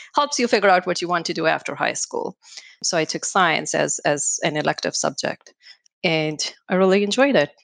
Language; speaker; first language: English; non-native, local second language; Hindi